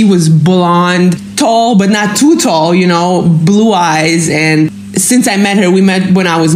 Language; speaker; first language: English; non-native, fluent; German